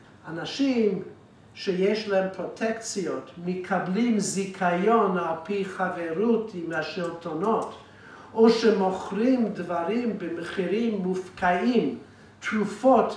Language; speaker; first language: Hebrew; non-native, fluent; English